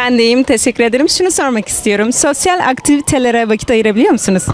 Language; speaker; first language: Turkish; native; Turkish